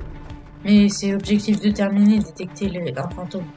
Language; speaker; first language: French; native; French